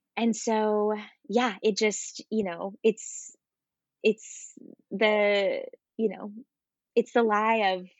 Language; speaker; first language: English; native; English